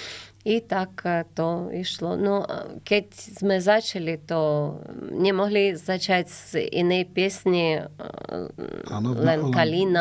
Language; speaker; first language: Slovak; non-native, learner; Ukrainian